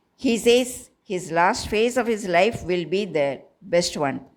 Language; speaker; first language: English; non-native, local second language; Tamil